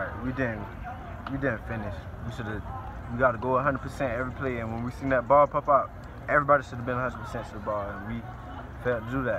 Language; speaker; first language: English; native; English